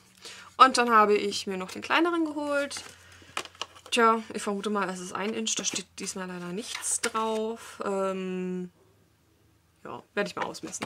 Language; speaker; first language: German; native; German